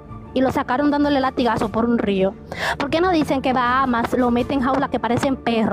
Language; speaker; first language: Spanish; native; Spanish